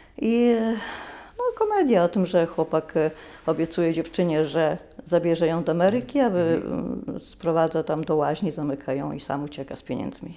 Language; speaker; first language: Polish; non-native, local second language; Lithuanian